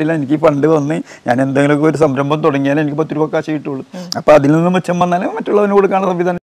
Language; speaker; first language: Malayalam; native; Malayalam